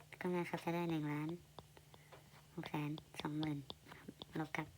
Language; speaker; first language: Thai; native; Thai